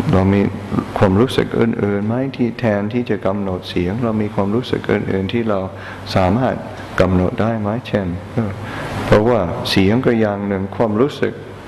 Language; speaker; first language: Thai; non-native, fluent; English